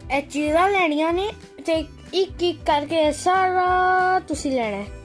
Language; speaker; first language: Punjabi; non-native, local second language; Urdu